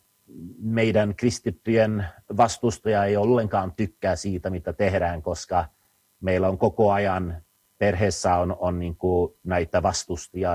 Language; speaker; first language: Finnish; non-native, fluent; Swedish